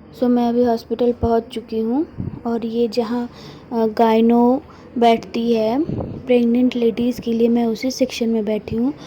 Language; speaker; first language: Hindi; non-native, local second language; Bangla